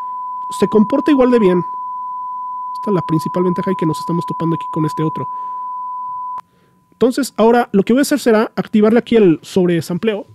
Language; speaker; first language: Spanish; native; Spanish